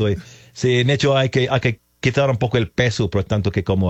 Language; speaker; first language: Spanish; non-native, fluent; English